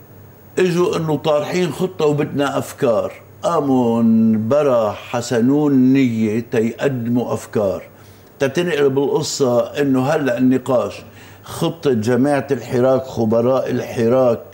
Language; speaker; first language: Arabic; native; Arabic